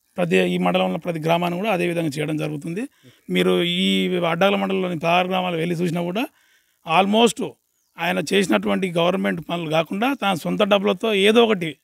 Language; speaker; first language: Telugu; native; Telugu